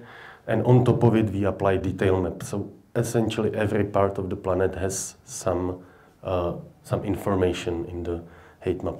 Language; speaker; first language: English; non-native, fluent; Czech